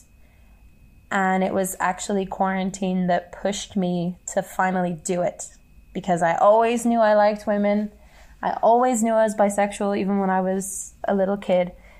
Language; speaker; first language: English; native; English